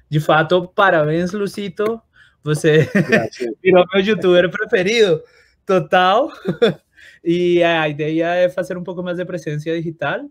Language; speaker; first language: Portuguese; non-native, fluent; Spanish